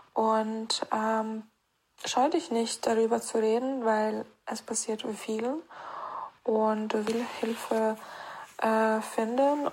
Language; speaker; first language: German; non-native, fluent; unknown